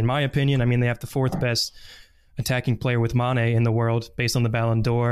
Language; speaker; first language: English; native; English